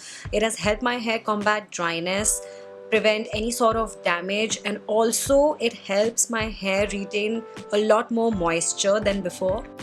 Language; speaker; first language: English; non-native, local second language; Hindi